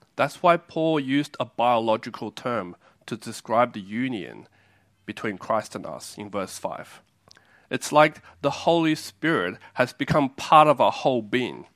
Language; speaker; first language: English; native; English